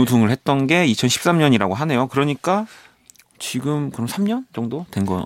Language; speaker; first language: Korean; native; Korean